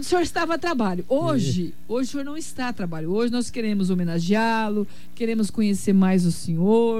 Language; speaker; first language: Portuguese; native; Portuguese